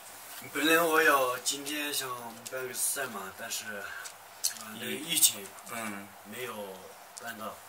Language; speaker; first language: Chinese; non-native, local second language; Tibetan